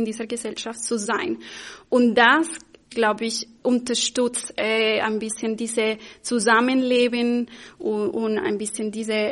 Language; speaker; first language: German; non-native, fluent; Spanish